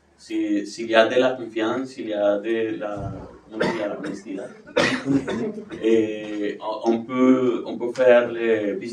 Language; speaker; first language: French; non-native, learner; Spanish